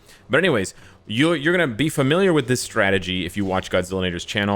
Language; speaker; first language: English; native; English